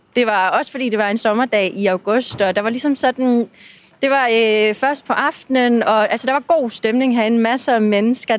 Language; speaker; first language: Danish; native; Danish